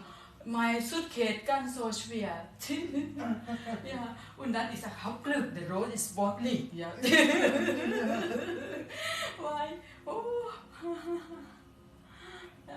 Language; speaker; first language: German; non-native, learner; Thai